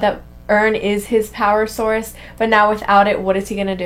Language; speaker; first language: English; native; English